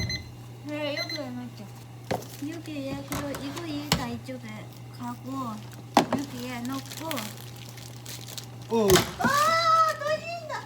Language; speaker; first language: Korean; non-native, fluent; Japanese